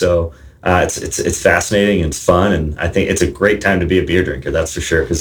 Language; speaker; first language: English; native; English